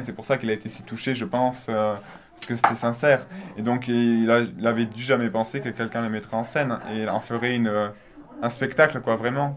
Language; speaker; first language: French; native; French